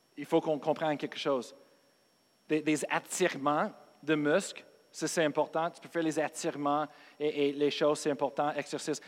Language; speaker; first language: French; non-native, fluent; English